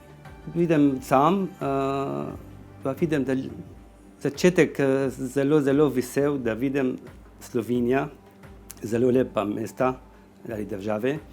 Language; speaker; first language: Slovenian; non-native, learner; Arabic